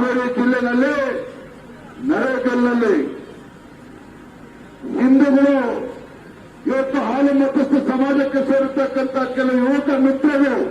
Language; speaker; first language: Kannada; native; Kannada